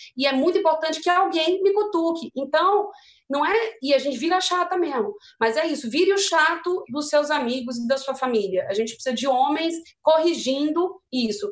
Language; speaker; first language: Portuguese; native; Portuguese